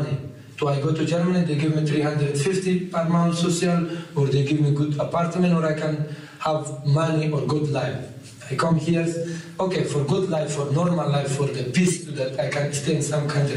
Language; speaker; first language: English; non-native, learner; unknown